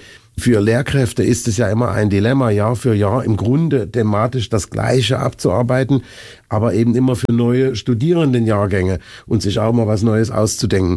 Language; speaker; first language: German; native; German